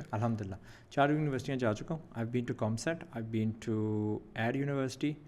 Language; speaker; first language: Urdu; early bilingual, heritage; Urdu